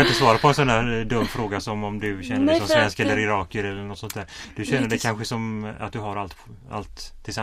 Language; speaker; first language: Swedish; native; Swedish